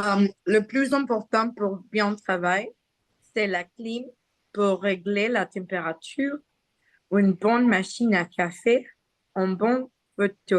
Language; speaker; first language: French; non-native, learner; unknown